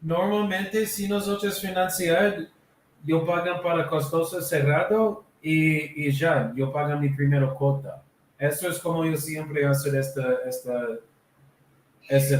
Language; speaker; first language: Spanish; non-native, learner; English